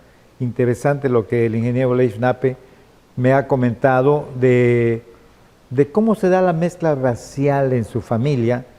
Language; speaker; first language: Spanish; native; Spanish